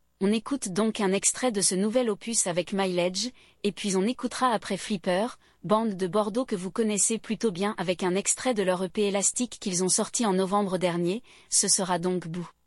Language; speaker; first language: French; native; French